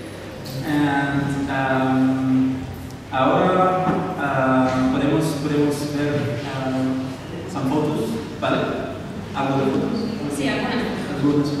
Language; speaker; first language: Spanish; non-native, learner; Arabic